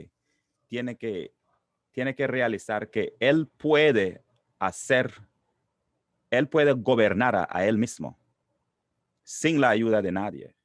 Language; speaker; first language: Spanish; non-native, local second language; English